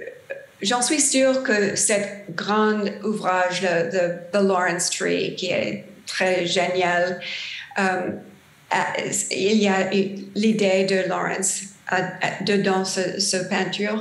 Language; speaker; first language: French; non-native, learner; English